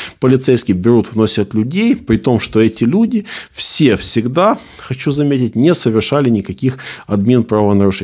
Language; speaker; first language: Russian; native; Russian